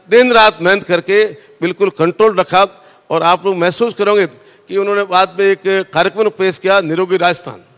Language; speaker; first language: Hindi; native; Hindi